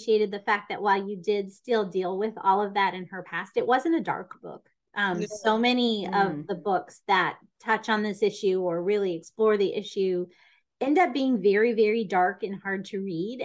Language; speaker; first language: English; native; English